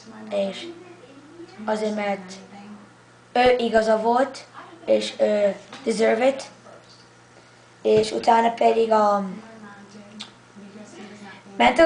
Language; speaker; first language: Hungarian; early bilingual, heritage; English